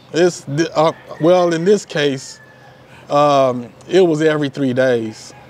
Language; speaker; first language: English; native; English